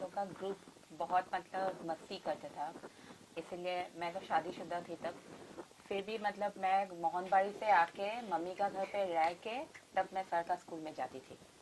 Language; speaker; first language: Hindi; non-native, local second language; Assamese